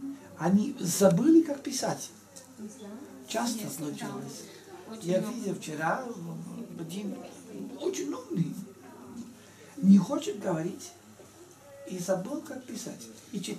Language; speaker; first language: Russian; non-native, fluent; Italian